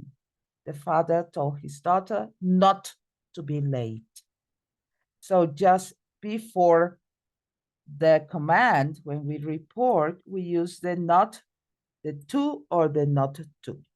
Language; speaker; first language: English; non-native, fluent; Spanish